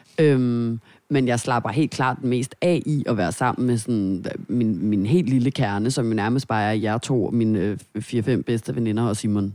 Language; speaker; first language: Danish; native; Danish